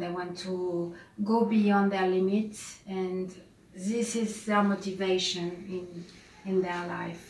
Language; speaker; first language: English; non-native, fluent; French